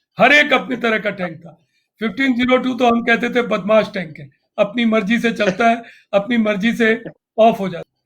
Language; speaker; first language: Hindi; non-native, local second language; Punjabi